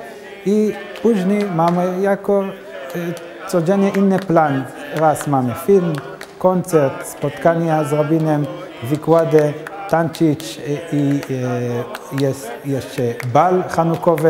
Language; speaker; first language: Polish; non-native, learner; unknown